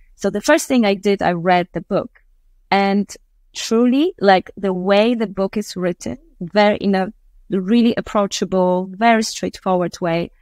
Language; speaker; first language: English; non-native, fluent; Polish